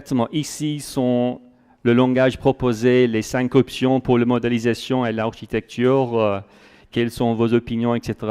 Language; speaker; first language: French; non-native, fluent; English